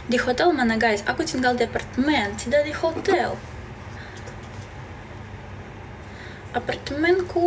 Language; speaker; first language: Indonesian; non-native, learner; Belarusian